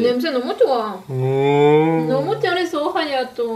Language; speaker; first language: Korean; non-native, learner; Spanish